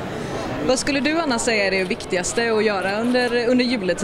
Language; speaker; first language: Swedish; native; Swedish